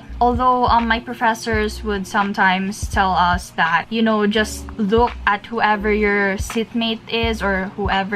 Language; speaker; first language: English; non-native, local second language; Filipino